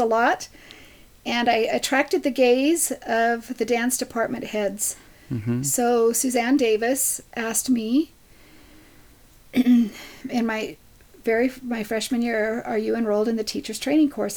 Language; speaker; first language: English; native; English